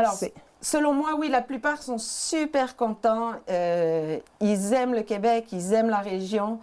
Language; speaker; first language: French; native; French